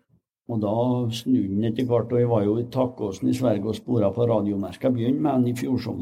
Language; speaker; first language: Norwegian; native; Norwegian